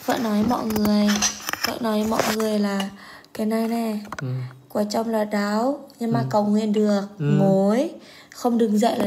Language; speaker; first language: Vietnamese; non-native, learner; Javanese